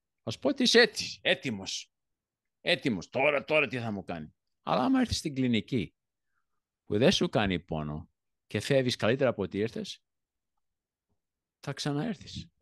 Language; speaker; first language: Greek; early bilingual, heritage; Greek